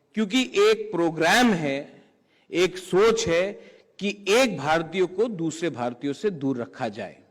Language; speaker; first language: Hindi; non-native, local second language; Kok Borok